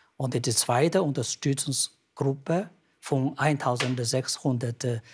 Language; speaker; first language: German; non-native, fluent; Chinese